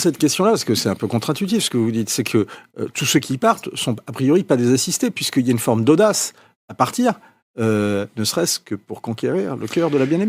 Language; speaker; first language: French; native; French